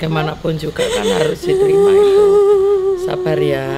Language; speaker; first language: Indonesian; native; Indonesian